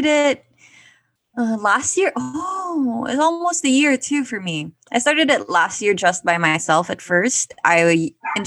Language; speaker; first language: English; non-native, local second language; Filipino